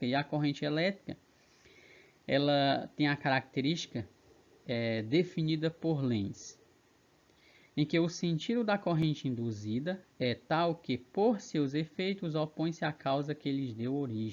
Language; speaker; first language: Portuguese; native; Portuguese